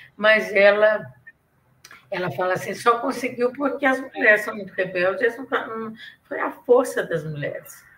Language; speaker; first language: Portuguese; native; Portuguese